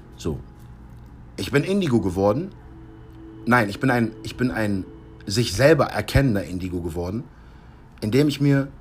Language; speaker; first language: German; early bilingual, heritage; English